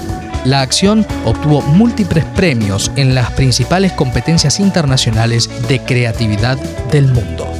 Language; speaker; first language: Spanish; native; Spanish